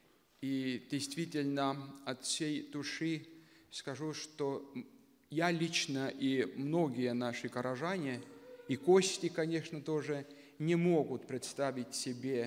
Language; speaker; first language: Russian; non-native, local second language; Estonian